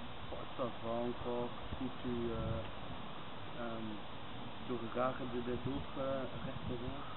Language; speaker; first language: French; non-native, learner; Dutch